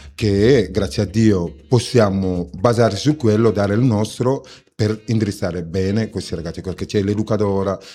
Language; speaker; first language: Italian; non-native, fluent; Wolof